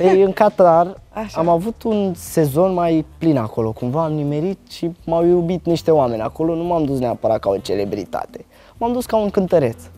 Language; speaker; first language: Romanian; early bilingual, other home language; Arabic